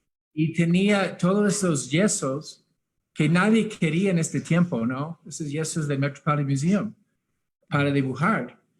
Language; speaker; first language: Spanish; early bilingual, heritage; English